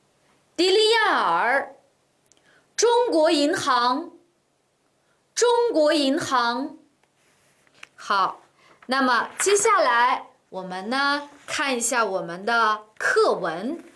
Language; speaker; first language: Chinese; non-native, local second language; Uyghur